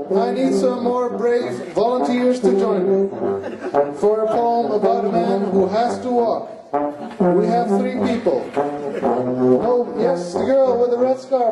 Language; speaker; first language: English; non-native, fluent; Western Frisian